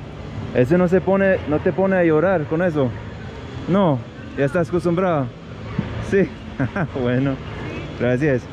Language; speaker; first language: Spanish; non-native, learner; English